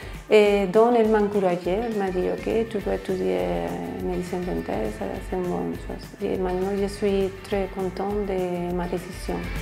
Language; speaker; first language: French; non-native, fluent; Spanish